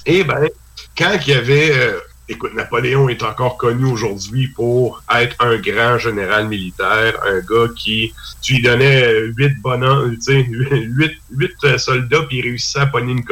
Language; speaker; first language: French; native; French